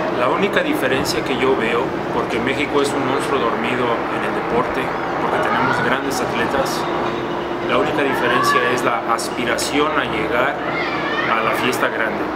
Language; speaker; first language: Spanish; early bilingual, heritage; Spanish